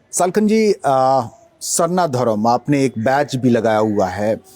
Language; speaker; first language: Hindi; native; Hindi